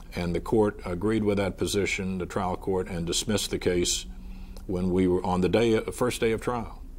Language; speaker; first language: English; native; English